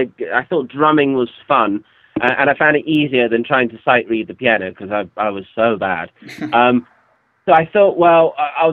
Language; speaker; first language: English; native; English